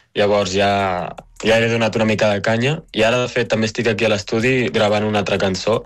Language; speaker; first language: Catalan; early bilingual, other home language; Arabic